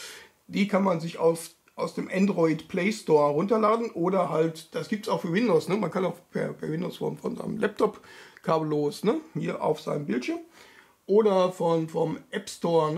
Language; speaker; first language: German; native; German